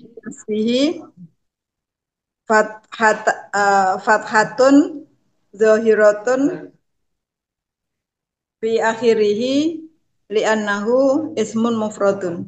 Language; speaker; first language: Arabic; non-native, learner; Indonesian